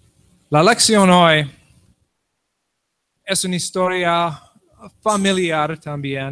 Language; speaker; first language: Spanish; non-native, learner; English